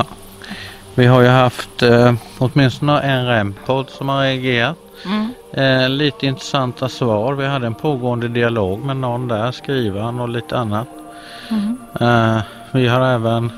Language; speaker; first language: Swedish; native; Swedish